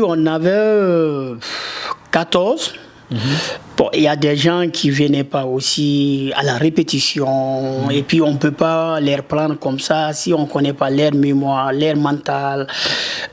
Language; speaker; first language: French; non-native, local second language; Susu